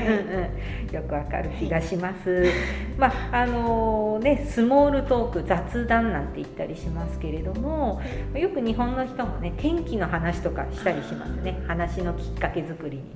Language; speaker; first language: Japanese; native; Japanese